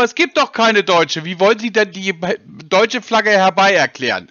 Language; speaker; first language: German; native; German